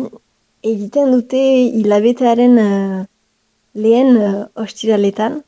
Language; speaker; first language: Basque; non-native, local second language; French